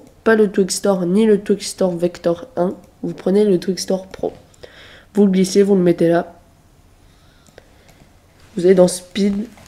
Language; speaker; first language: French; native; French